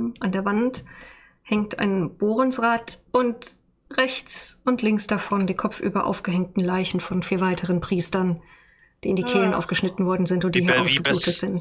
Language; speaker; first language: German; native; German